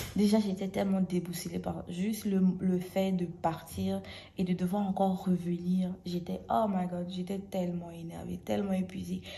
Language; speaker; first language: French; native; French